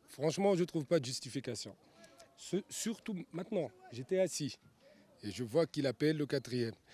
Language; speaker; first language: French; non-native, local second language; Arabic